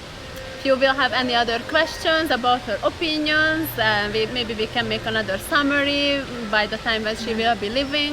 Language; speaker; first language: English; non-native, fluent; Hungarian